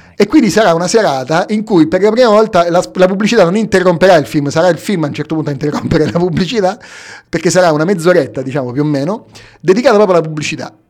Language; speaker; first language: Italian; native; Italian